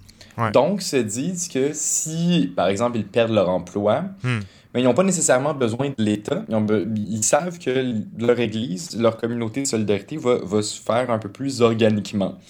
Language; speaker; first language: French; native; French